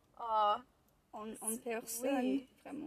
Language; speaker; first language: French; non-native, learner; English